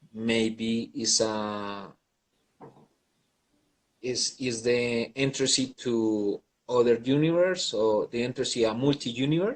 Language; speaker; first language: English; non-native, learner; Spanish